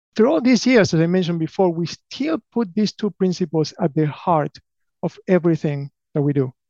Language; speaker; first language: English; non-native, fluent; Spanish